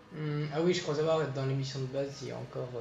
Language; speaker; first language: French; native; French